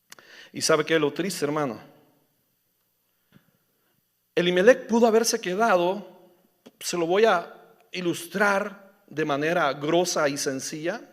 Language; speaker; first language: Spanish; native; Spanish